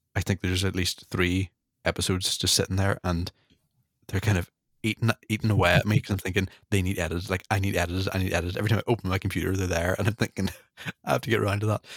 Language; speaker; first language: English; native; English